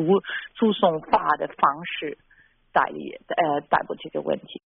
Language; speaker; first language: Chinese; non-native, fluent; German